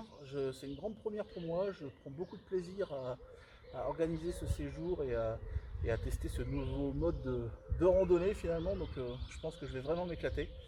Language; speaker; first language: French; native; French